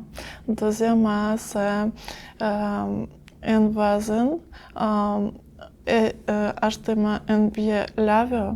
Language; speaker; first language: French; non-native, learner; Ukrainian